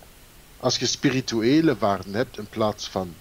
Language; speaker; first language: Dutch; non-native, fluent; German